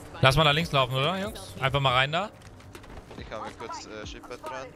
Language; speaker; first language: German; native; German